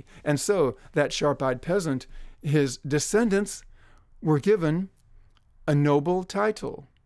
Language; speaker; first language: English; native; English